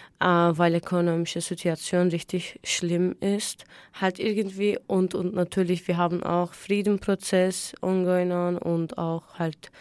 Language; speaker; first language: German; non-native, fluent; Turkish